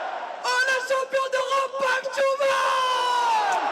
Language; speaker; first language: French; non-native, learner; Arabic